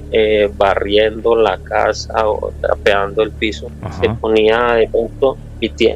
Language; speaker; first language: Spanish; native; Spanish